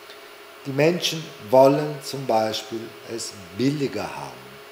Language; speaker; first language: German; non-native, fluent; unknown